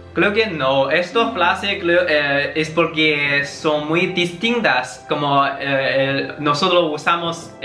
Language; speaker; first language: Spanish; non-native, learner; Chinese